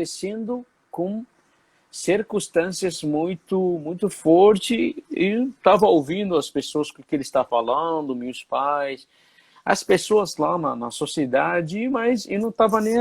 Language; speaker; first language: Portuguese; non-native, fluent; Arabic